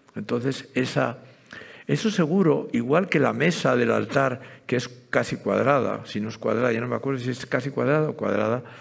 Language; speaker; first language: Spanish; native; Spanish